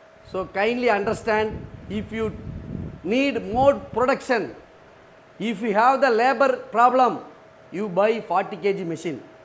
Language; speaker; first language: English; non-native, local second language; Tamil